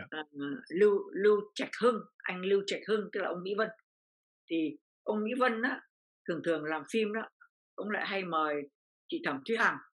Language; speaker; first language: Vietnamese; native; Vietnamese